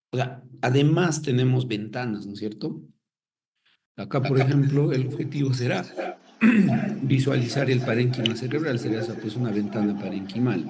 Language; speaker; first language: Spanish; native; Spanish